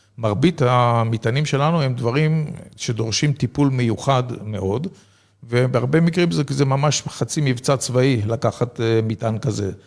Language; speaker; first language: Hebrew; native; Hebrew